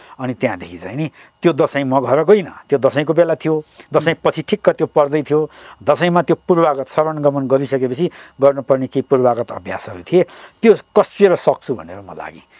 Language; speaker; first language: Nepali; native; Nepali